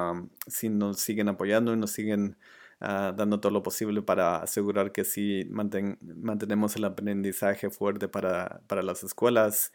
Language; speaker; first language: Spanish; early bilingual, other home language; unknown